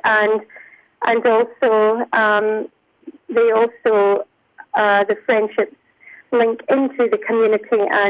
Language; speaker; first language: English; native; English